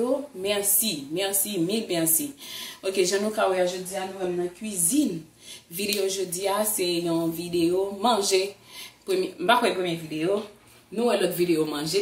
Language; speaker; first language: French; non-native, learner; Haitian Creole